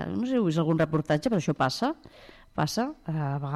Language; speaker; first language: Catalan; native; Catalan